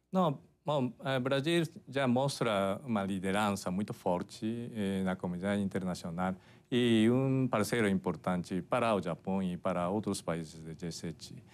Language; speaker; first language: Portuguese; non-native, fluent; Japanese